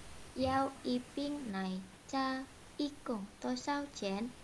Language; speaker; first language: Chinese; non-native, learner; Indonesian